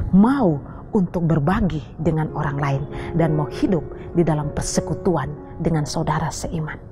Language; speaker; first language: Indonesian; native; Indonesian